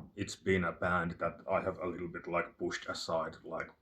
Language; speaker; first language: English; non-native, fluent; Finnish